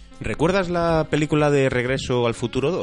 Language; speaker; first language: Spanish; native; Spanish